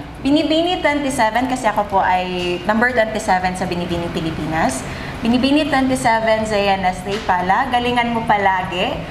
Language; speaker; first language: Filipino; non-native, local second language; Iloko